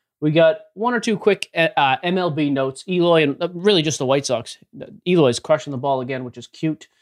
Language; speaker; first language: English; native; English